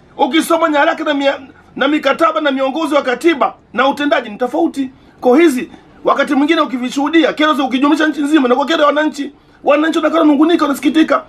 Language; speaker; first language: Swahili; native; Swahili